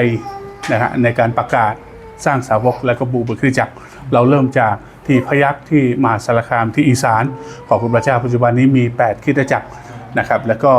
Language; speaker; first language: Thai; native; Thai